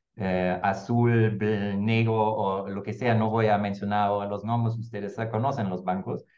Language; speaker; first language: Spanish; non-native, fluent; German